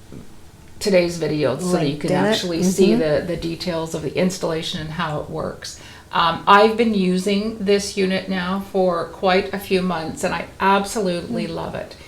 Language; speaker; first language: English; native; English